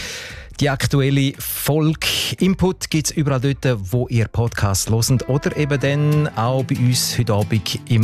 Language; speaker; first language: German; native; German